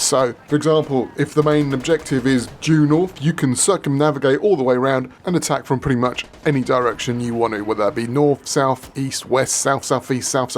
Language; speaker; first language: English; native; English